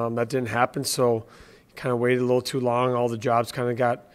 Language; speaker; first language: English; native; English